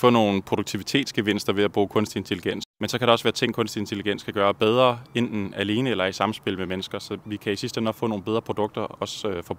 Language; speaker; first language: Danish; native; Danish